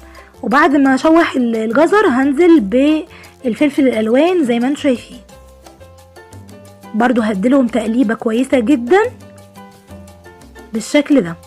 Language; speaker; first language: Arabic; native; Arabic